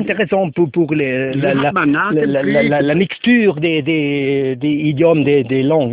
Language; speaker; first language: French; non-native, learner; German